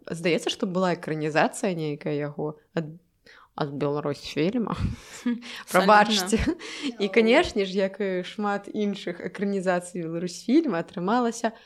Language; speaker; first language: Belarusian; non-native, local second language; Russian